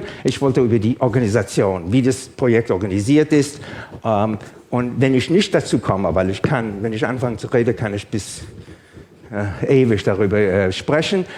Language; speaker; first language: German; non-native, fluent; English